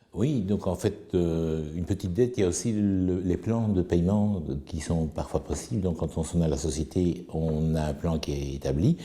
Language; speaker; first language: French; native; French